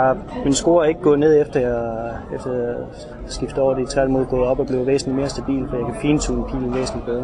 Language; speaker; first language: Danish; native; Danish